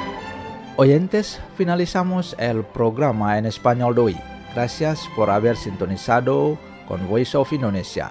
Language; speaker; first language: Spanish; non-native, fluent; Indonesian